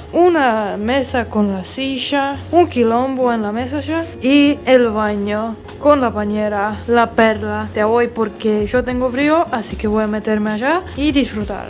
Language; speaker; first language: Spanish; non-native, fluent; Estonian